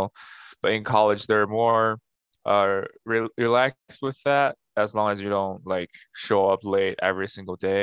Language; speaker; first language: English; non-native, fluent; Chinese